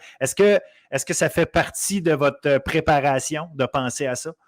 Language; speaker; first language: French; native; French